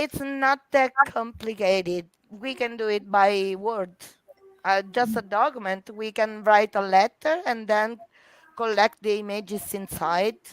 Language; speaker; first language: English; non-native, fluent; Italian